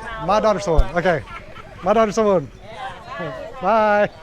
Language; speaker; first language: Indonesian; non-native, learner; English